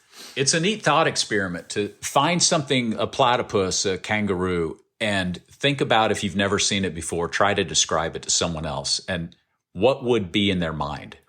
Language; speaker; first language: English; native; English